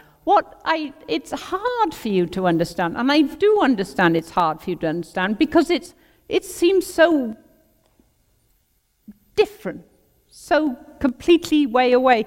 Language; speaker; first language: English; native; English